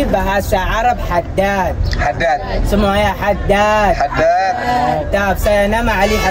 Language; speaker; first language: Indonesian; non-native, learner; Arabic